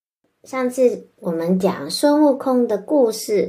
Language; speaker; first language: Chinese; native; Chinese